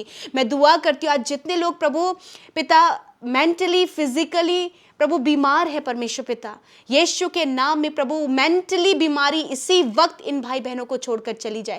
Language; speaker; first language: Hindi; native; Hindi